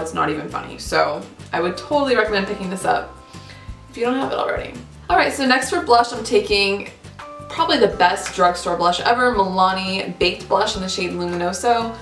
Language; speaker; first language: English; native; English